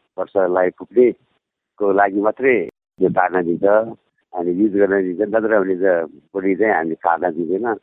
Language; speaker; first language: Nepali; non-native, local second language; Gurung